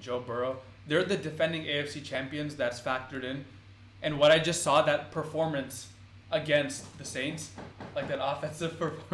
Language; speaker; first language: English; native; English